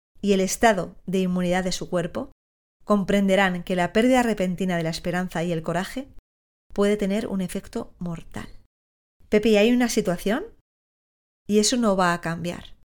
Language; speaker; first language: Spanish; native; Spanish